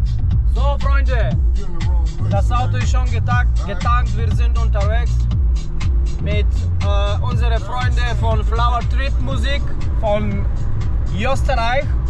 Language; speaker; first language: German; non-native, fluent; Polish